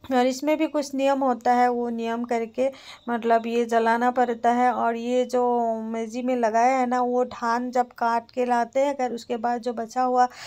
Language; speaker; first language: Hindi; non-native, local second language; Assamese